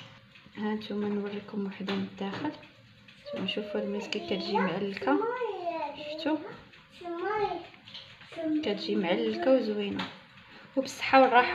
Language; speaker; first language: Arabic; native; Arabic